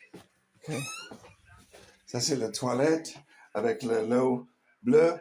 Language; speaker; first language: French; non-native, learner; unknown